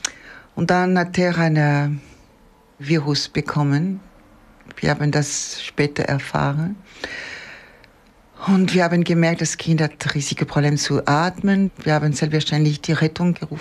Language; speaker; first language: German; non-native, fluent; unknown